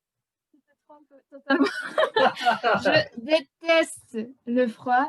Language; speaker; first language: French; non-native, fluent; Spanish